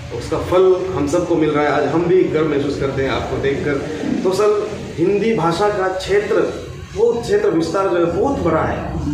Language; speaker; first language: Hindi; non-native, local second language; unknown